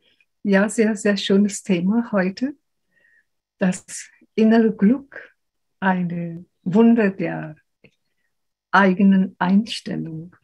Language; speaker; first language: German; non-native, fluent; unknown